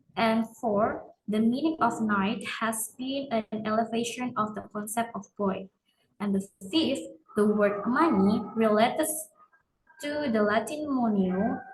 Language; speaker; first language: English; non-native, learner; Indonesian